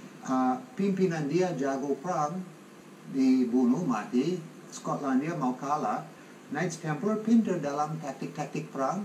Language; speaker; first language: Indonesian; non-native, fluent; English